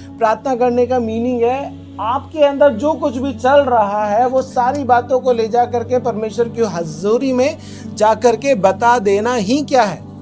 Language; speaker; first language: Hindi; non-native, local second language; Marathi